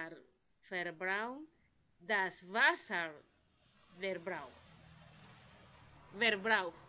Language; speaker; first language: German; non-native, learner; Spanish